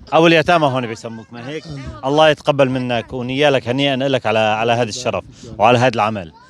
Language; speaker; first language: Arabic; native; Arabic